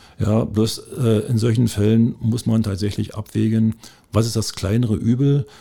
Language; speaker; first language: German; native; German